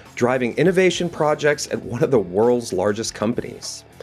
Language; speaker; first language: English; native; English